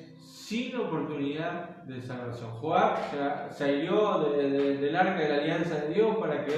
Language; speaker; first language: Spanish; native; Spanish